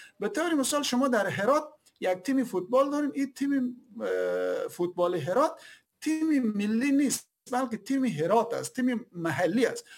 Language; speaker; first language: Persian; native; Persian